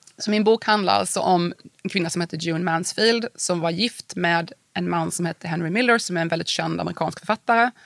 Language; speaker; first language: Swedish; native; Swedish